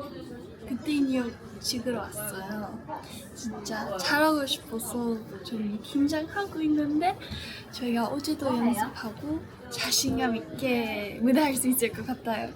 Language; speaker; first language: Korean; non-native, learner; English